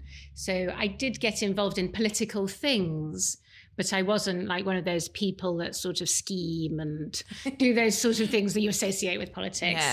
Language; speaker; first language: English; native; English